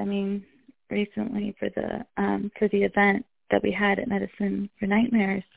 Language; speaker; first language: English; early bilingual, other home language; Spanish